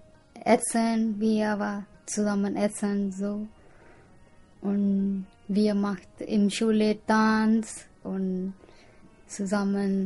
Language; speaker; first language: German; non-native, learner; Punjabi